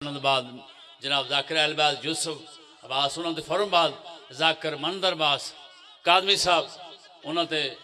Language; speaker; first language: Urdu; non-native, local second language; Punjabi